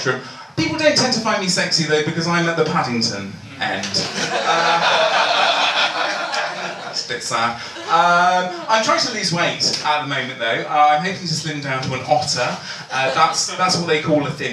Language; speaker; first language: English; native; English